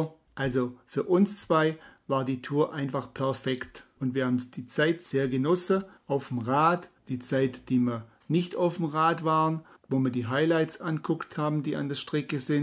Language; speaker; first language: German; native; German